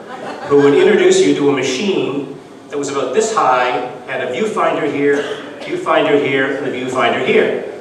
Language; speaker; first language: English; native; English